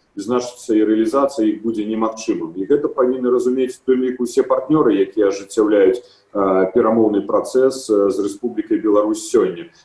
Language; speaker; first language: Belarusian; native; Belarusian